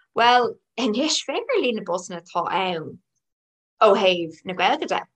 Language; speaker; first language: Irish; non-native, local second language; English